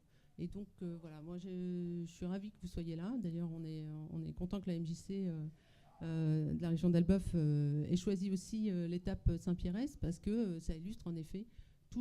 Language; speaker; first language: French; native; French